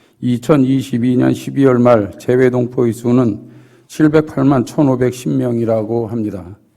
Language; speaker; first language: Korean; native; Korean